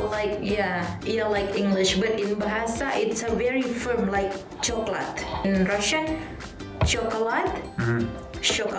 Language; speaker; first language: English; non-native, learner; Indonesian